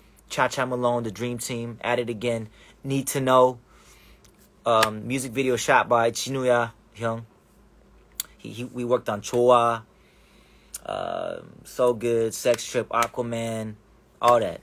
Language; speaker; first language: English; early bilingual, other home language; Korean